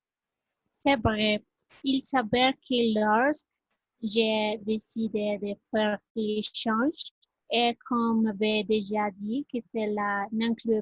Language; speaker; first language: French; non-native, learner; Spanish